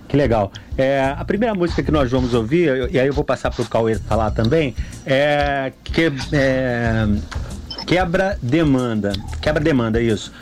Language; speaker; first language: Portuguese; native; Portuguese